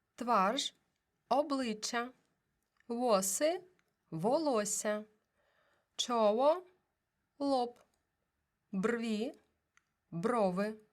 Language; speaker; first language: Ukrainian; native; Ukrainian